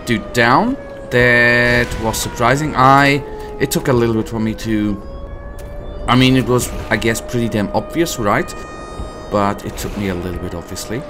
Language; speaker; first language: English; non-native, fluent; German